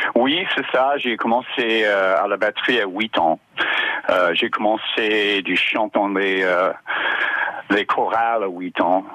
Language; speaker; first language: French; non-native, learner; English